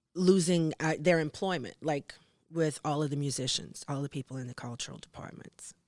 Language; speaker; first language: English; native; English